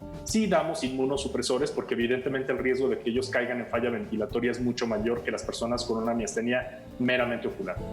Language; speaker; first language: Spanish; native; Spanish